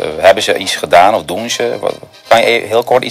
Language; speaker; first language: Dutch; non-native, fluent; Spanish